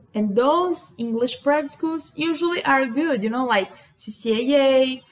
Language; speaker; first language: English; non-native, fluent; Portuguese